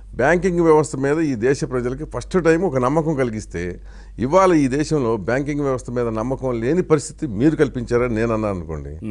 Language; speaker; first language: Telugu; native; Telugu